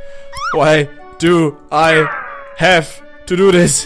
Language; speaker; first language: English; non-native, fluent; German